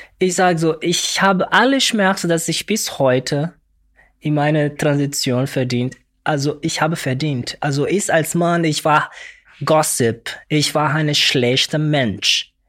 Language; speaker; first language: German; non-native, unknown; Portuguese